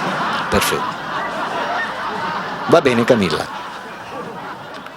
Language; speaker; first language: Italian; native; Italian